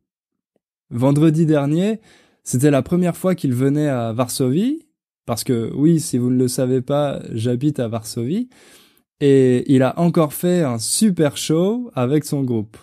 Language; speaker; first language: French; native; French